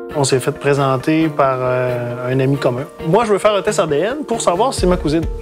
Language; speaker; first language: French; native; French